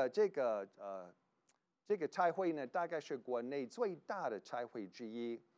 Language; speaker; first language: Chinese; non-native, fluent; English